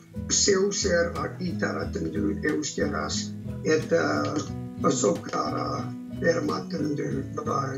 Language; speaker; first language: Basque; non-native, fluent; English